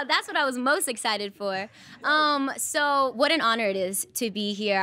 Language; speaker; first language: English; native; English